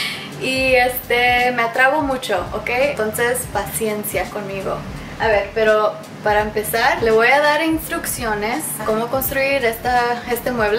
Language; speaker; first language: Spanish; early bilingual, heritage; English